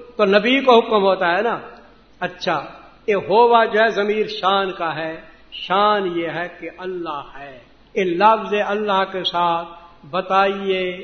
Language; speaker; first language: Urdu; non-native, local second language; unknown